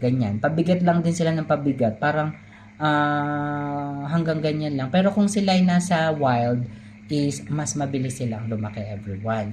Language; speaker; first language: Filipino; native; Filipino